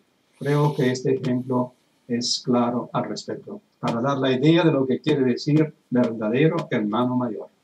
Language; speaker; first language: Spanish; non-native, fluent; Italian